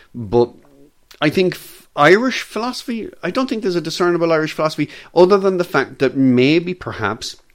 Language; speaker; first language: English; native; English